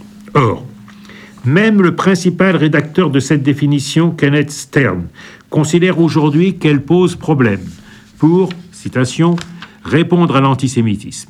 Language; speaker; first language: French; native; French